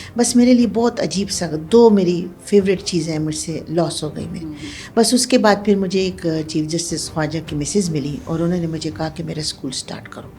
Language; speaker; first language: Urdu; non-native, local second language; Pashto